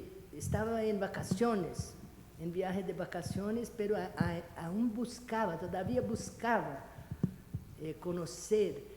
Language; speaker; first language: Spanish; non-native, fluent; Portuguese